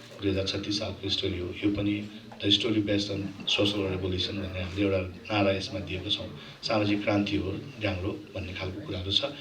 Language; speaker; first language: Nepali; non-native, local second language; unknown